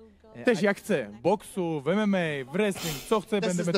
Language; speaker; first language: Polish; non-native, learner; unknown